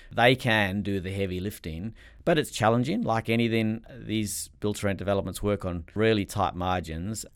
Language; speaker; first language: English; native; English